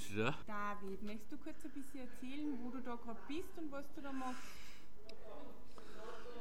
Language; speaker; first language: German; native; German